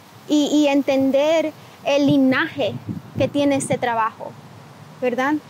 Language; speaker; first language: Spanish; early bilingual, heritage; Spanish